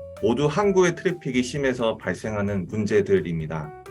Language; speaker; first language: Korean; native; Korean